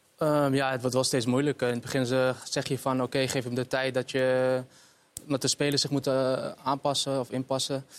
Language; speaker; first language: Dutch; early bilingual, other home language; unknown